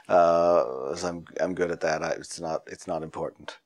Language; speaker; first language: English; native; English